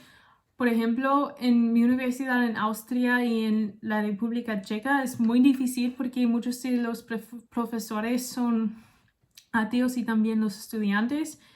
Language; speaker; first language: Spanish; non-native, learner; English